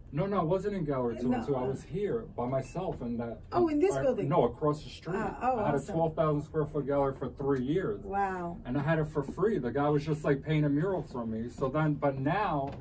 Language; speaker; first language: English; native; English